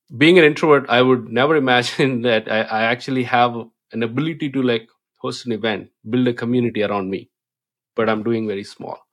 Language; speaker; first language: English; non-native, local second language; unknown